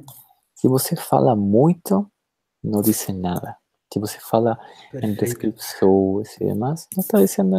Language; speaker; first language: Portuguese; non-native, fluent; Spanish